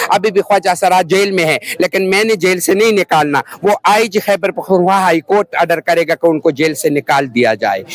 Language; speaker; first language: Urdu; non-native, local second language; Pashto